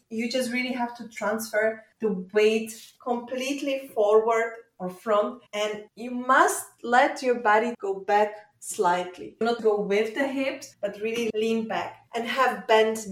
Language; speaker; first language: English; non-native, fluent; Czech